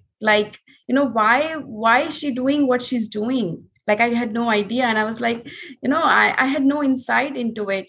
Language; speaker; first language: English; non-native, local second language; Hindi